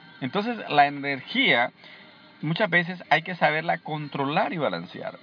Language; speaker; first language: Spanish; native; Spanish